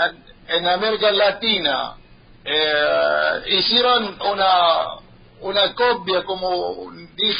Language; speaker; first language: Spanish; non-native, learner; Arabic